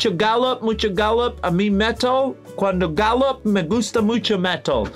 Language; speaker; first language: Spanish; non-native, learner; English